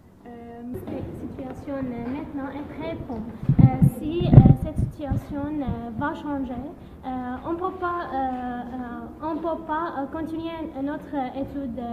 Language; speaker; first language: French; non-native, learner; Arabic